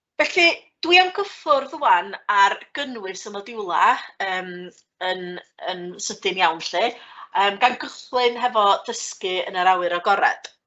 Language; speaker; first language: Welsh; native; Welsh